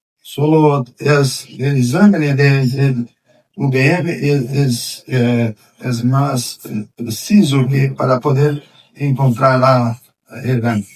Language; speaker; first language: Spanish; non-native, fluent; Portuguese